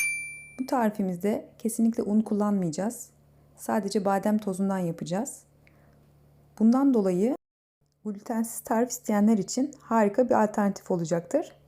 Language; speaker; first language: Turkish; native; Turkish